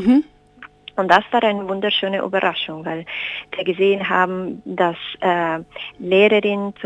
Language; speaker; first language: German; non-native, fluent; Spanish